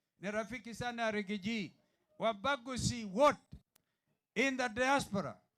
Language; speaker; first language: Swahili; non-native, local second language; Gusii